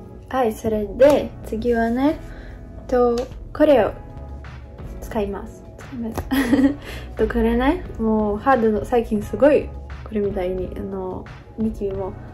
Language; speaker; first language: Japanese; non-native, learner; Portuguese